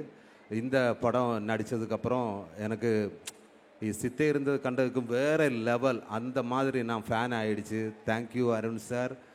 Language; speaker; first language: Tamil; non-native, local second language; Malayalam